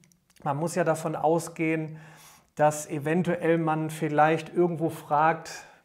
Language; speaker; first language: German; native; German